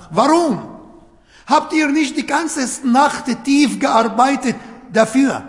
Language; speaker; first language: German; non-native, learner; Arabic